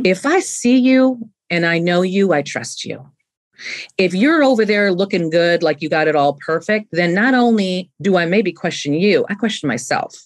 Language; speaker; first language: English; native; English